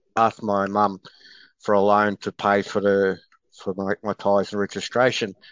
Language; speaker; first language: English; native; English